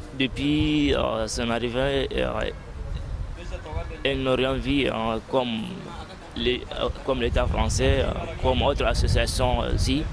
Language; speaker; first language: French; non-native, fluent; Arabic